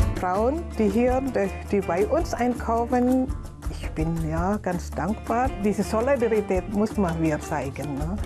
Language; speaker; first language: German; non-native, learner; Indonesian